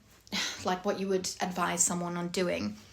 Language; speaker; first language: English; native; English